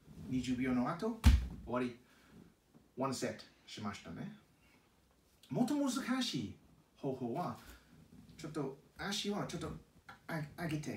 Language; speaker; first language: Japanese; non-native, learner; English